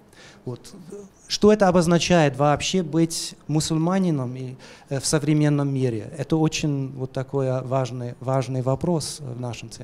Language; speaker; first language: Russian; non-native, fluent; German